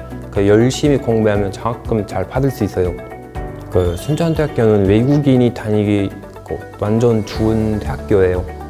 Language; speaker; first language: Korean; non-native, fluent; Uzbek